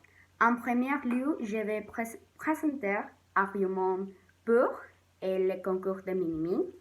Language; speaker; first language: French; non-native, learner; Spanish